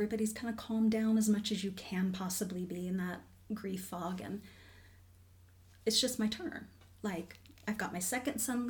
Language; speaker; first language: English; native; English